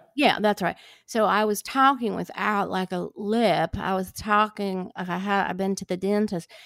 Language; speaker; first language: English; native; English